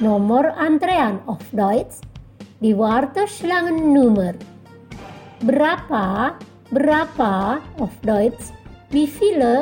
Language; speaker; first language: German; non-native, fluent; Indonesian